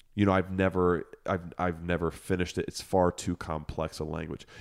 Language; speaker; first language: English; native; English